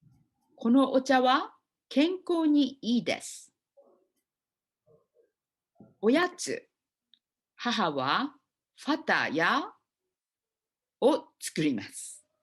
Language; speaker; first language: Japanese; non-native, fluent; English